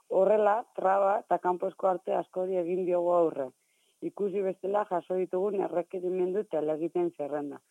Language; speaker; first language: Basque; native; Basque